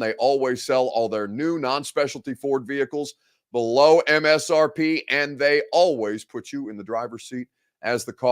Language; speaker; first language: English; native; English